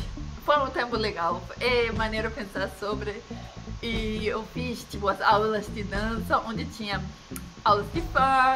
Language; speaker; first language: Portuguese; non-native, fluent; Danish